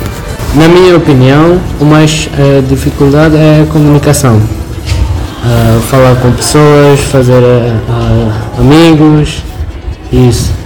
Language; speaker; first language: Portuguese; early bilingual, other home language; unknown